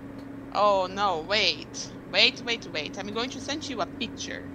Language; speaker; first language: English; non-native, fluent; Portuguese